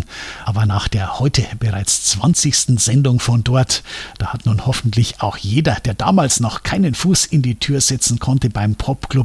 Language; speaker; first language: German; native; German